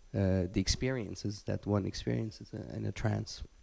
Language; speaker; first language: English; non-native, fluent; Persian